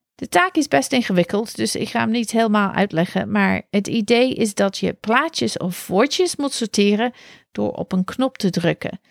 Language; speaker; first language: Dutch; non-native, fluent; English